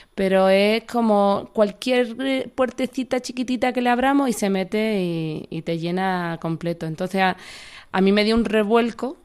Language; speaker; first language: Spanish; native; Spanish